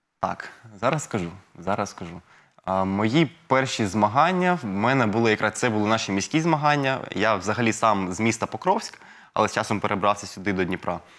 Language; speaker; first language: Ukrainian; non-native, local second language; Russian